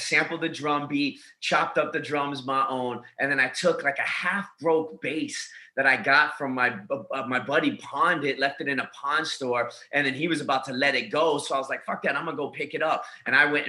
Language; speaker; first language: English; native; English